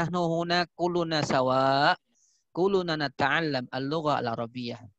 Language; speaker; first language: Arabic; non-native, fluent; Indonesian